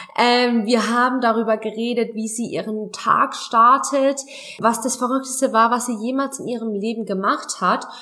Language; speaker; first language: German; native; German